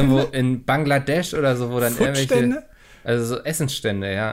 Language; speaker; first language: German; native; German